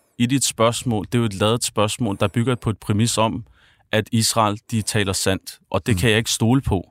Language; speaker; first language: Danish; early bilingual, other home language; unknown